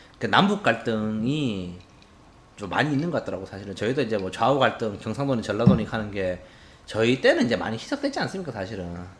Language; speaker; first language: Korean; native; Korean